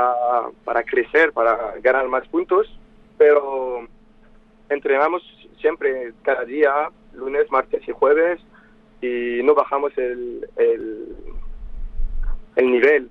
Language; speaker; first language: Spanish; non-native, fluent; French